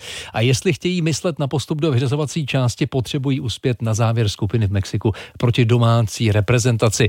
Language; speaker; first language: Czech; native; Czech